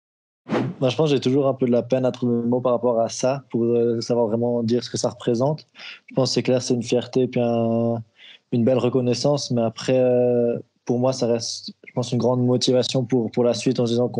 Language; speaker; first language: French; native; French